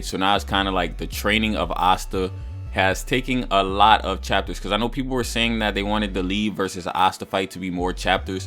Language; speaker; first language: English; native; English